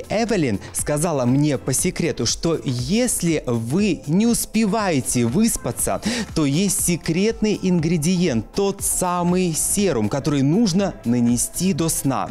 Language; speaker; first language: Russian; native; Russian